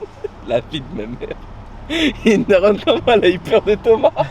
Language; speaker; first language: French; native; French